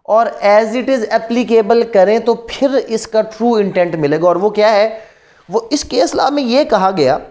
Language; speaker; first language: Urdu; non-native, local second language; Punjabi